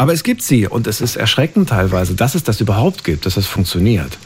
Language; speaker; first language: German; native; German